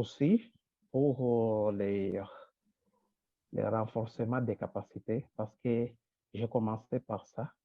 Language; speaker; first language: French; non-native, local second language; Rundi